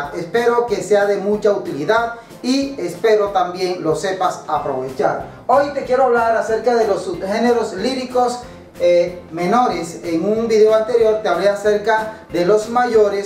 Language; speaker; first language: Spanish; native; Spanish